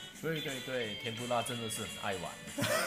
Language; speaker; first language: Chinese; non-native, local second language; Cantonese